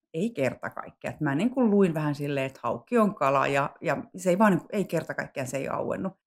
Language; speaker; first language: Finnish; native; Finnish